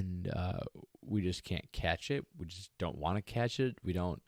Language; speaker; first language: English; native; English